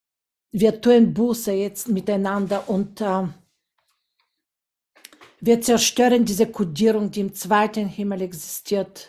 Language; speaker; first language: German; non-native, fluent; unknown